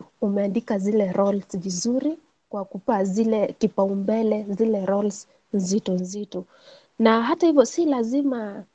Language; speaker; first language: Swahili; non-native, local second language; Gusii